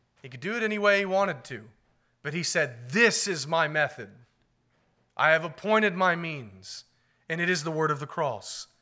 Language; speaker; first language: English; native; English